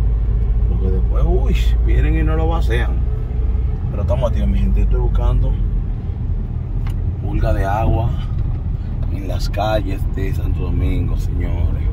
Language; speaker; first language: Spanish; native; Spanish